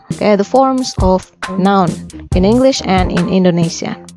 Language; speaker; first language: English; non-native, fluent; Indonesian